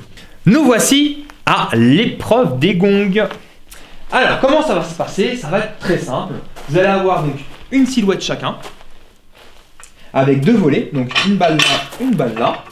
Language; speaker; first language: French; native; French